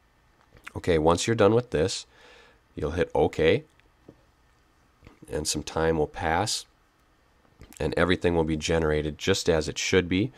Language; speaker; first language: English; native; English